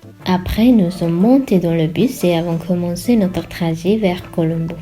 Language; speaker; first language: French; non-native, fluent; Sinhala